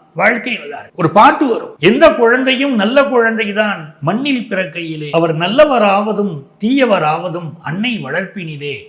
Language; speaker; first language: Tamil; native; Tamil